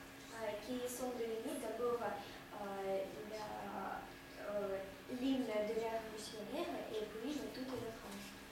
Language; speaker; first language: French; non-native, learner; Russian